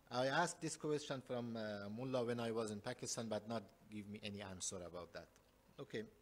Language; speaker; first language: English; non-native, learner; Persian